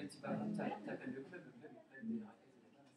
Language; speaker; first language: French; native; French